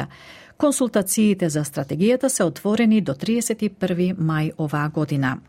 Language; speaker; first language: Macedonian; native; Macedonian